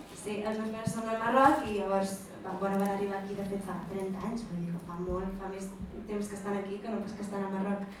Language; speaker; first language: Catalan; early bilingual, other home language; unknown